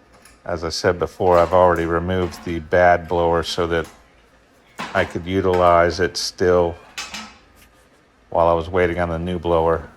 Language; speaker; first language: English; native; English